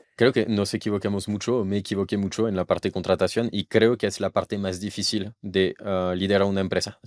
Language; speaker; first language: Spanish; non-native, fluent; French